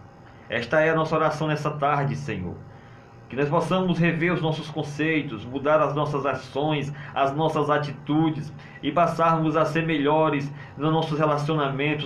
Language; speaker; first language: Portuguese; native; Portuguese